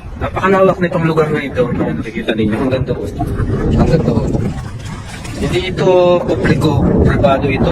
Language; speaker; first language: Filipino; non-native, local second language; Pampanga